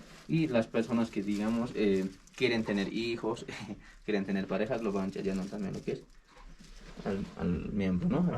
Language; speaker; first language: Spanish; native; Spanish